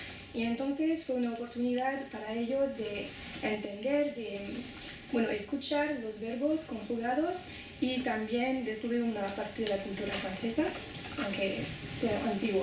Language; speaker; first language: Spanish; non-native, fluent; French